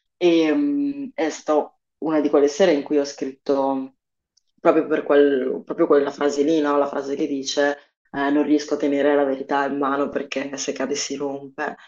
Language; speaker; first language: Italian; early bilingual, other home language; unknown